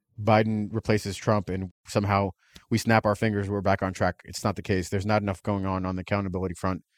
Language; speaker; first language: English; early bilingual, other home language; Russian